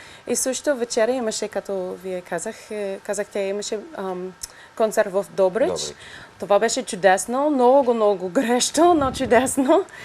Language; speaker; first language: Bulgarian; non-native, learner; English